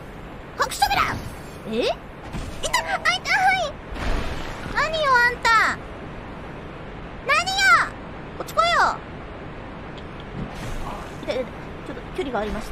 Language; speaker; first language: Japanese; native; Japanese